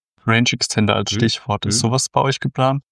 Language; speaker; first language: German; native; German